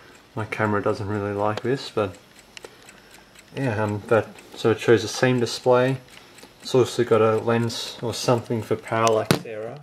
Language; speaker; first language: English; native; English